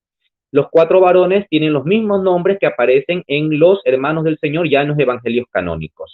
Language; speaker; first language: Spanish; native; Spanish